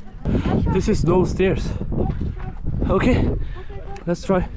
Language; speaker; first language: English; non-native, learner; Korean